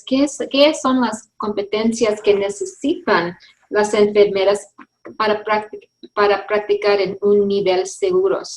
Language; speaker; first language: Spanish; early bilingual, heritage; English